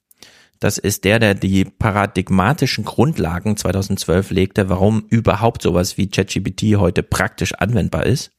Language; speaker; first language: German; native; German